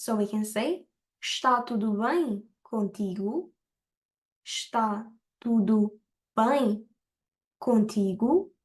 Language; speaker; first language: Portuguese; non-native, fluent; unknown